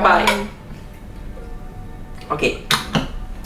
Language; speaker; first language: Japanese; non-native, learner; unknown